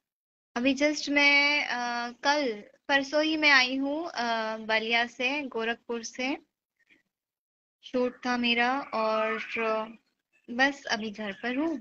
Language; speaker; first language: Hindi; native; Hindi